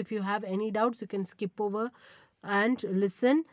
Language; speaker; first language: English; non-native, local second language; Tamil